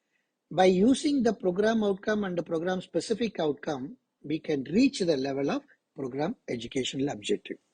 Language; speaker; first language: English; non-native, local second language; Tamil